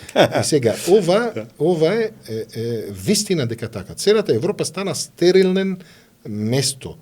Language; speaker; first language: Macedonian; non-native, fluent; Arabic